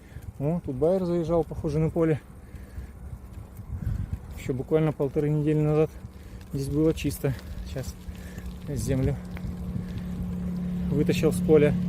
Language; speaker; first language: Russian; native; Russian